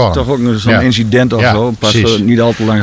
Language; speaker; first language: Dutch; native; Dutch